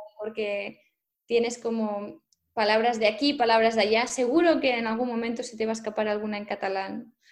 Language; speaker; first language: Spanish; native; Spanish